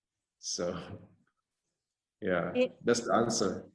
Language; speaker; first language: English; non-native, fluent; Indonesian